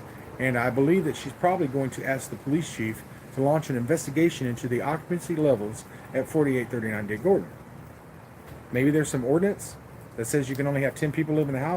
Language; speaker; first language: English; native; English